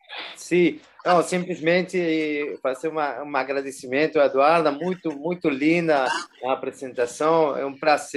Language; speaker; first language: Portuguese; non-native, fluent; Spanish